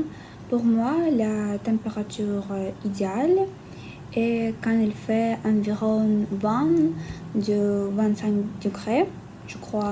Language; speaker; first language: French; non-native, learner; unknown